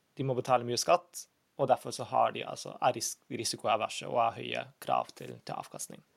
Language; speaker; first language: Norwegian; non-native, fluent; German